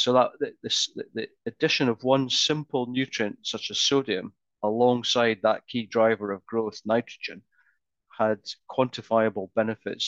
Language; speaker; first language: English; native; English